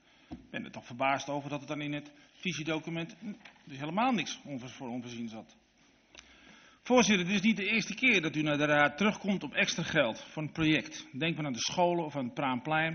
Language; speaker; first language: Dutch; native; Dutch